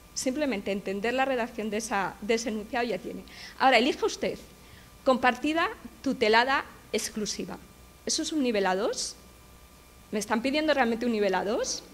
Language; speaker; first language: Spanish; native; Spanish